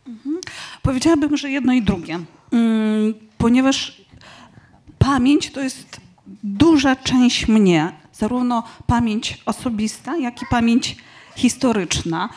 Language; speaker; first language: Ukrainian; non-native, fluent; Polish